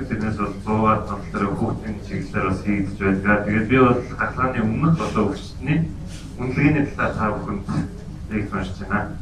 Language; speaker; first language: Mongolian; native; Mongolian